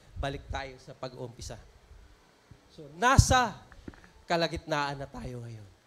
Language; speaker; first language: Filipino; non-native, local second language; Cebuano